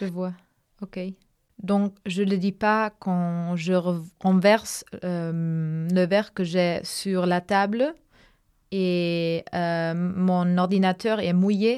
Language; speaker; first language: French; non-native, fluent; German